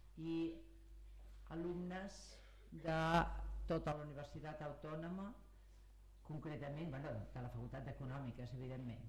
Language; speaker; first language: Catalan; native; Catalan